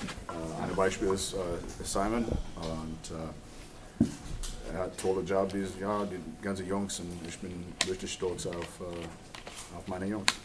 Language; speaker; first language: German; non-native, fluent; English